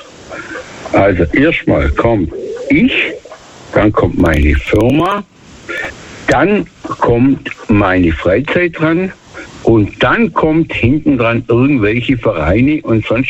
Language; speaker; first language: German; native; German